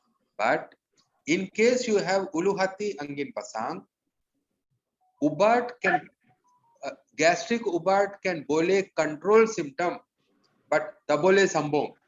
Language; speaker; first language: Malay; non-native, local second language; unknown